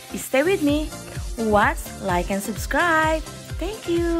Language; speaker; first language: English; non-native, learner; Filipino